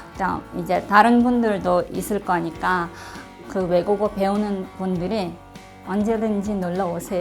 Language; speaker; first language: Korean; non-native, fluent; Russian